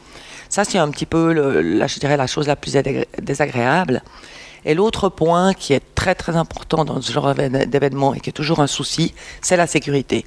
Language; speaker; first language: French; native; French